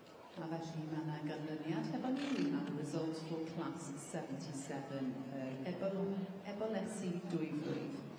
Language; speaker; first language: Welsh; native; Welsh